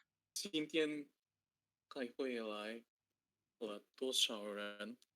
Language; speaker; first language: Chinese; non-native, learner; Indonesian